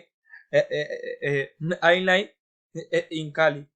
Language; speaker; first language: English; non-native, learner; Spanish